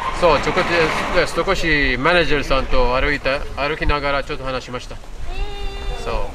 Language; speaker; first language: Japanese; non-native, learner; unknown